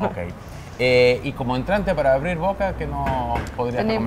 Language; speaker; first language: Spanish; native; Spanish